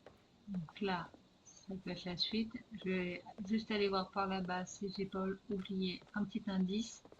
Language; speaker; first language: French; native; French